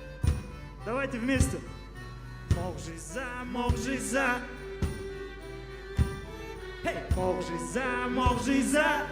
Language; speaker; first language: Russian; non-native, local second language; Bashkir